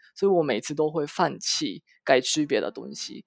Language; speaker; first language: Chinese; non-native, fluent; Japanese